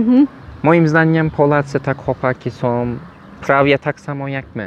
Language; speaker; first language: Polish; non-native, learner; Turkish